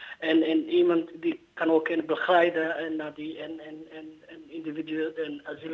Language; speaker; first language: Dutch; non-native, learner; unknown